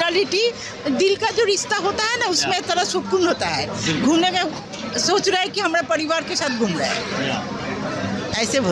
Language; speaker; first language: Hindi; non-native, local second language; Bangla